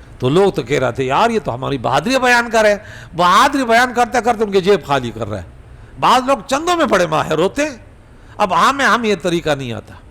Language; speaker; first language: Urdu; non-native, local second language; Pashto